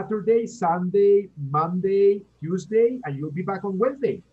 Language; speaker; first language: English; non-native, fluent; Spanish